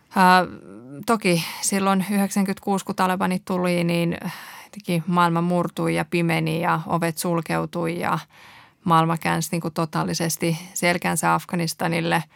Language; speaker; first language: Finnish; early bilingual, other home language; Persian